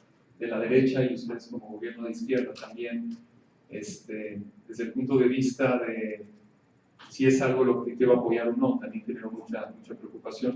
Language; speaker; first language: Spanish; native; Spanish